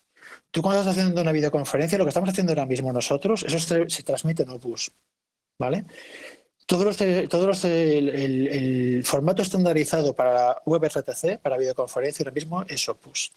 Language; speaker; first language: Spanish; native; Spanish